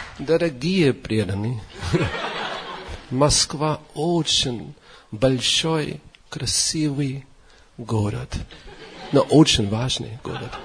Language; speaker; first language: Russian; non-native, learner; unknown